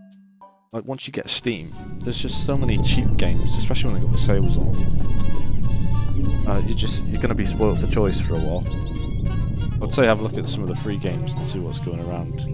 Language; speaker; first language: English; native; English